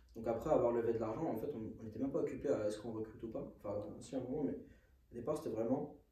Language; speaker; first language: French; native; French